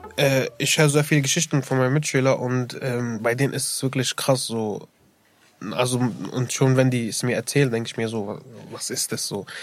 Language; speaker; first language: German; early bilingual, other home language; Arabic